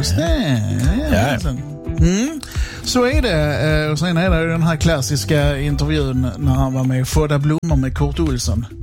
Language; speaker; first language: Swedish; native; Swedish